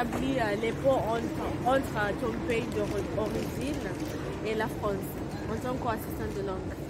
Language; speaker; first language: French; non-native, fluent; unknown